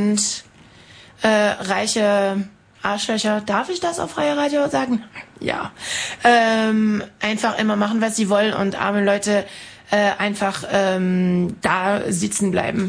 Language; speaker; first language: German; non-native, fluent; French